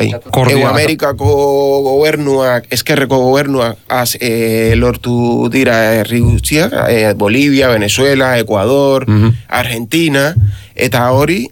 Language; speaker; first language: Basque; non-native, learner; Spanish